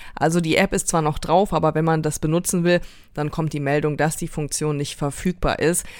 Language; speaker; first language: German; native; German